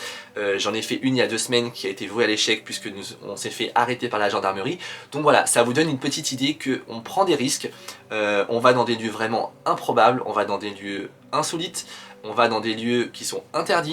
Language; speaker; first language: French; native; French